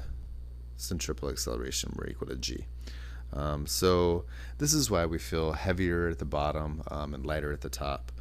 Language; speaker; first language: English; native; English